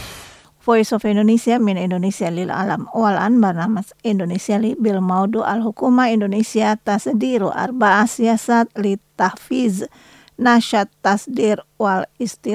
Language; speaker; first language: Arabic; non-native, fluent; Indonesian